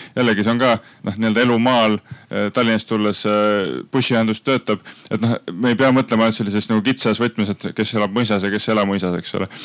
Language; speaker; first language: Estonian; native; Estonian